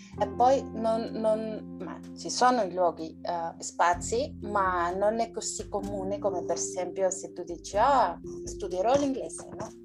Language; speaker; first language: Italian; non-native, learner; Spanish